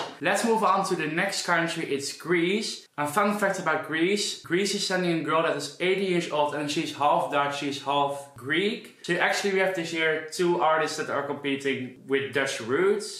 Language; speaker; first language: English; non-native, fluent; Dutch